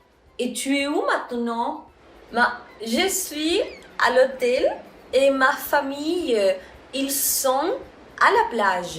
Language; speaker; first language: French; non-native, fluent; Spanish